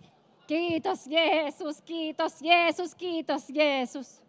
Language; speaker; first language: Finnish; native; Finnish